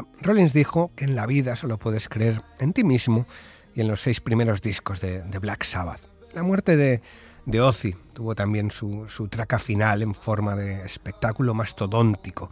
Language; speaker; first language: Spanish; native; Spanish